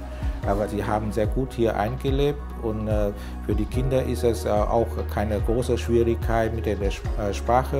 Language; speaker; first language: German; non-native, fluent; Vietnamese